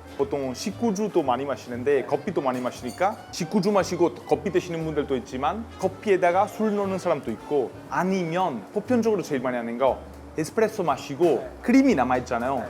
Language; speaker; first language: Korean; non-native, fluent; Italian